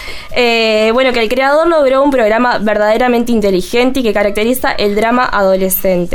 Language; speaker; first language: Spanish; native; Spanish